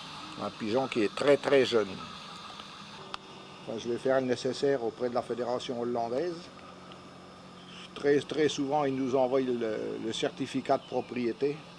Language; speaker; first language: French; native; French